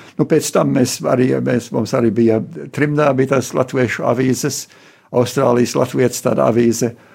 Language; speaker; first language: Latvian; early bilingual, heritage; Latvian